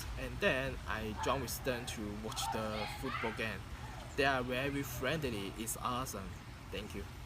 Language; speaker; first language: English; non-native, learner; Chinese